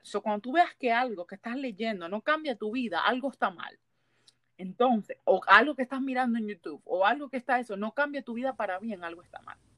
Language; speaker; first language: Spanish; early bilingual, heritage; Spanish